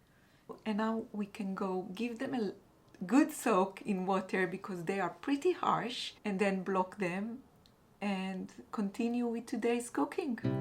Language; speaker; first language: English; non-native, fluent; Hebrew